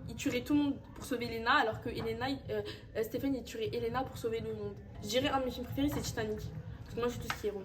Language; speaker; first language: French; native; French